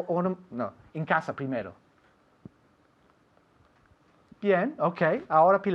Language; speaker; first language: Spanish; non-native, fluent; English